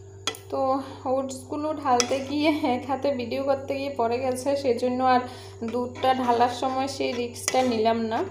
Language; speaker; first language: Bangla; native; Bangla